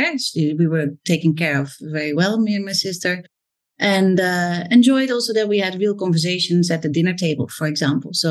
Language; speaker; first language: English; non-native, fluent; Dutch